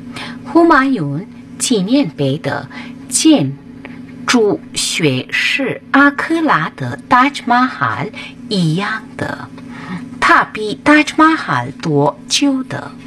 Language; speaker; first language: Chinese; non-native, fluent; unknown